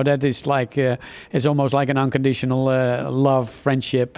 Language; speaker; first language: English; non-native, fluent; Dutch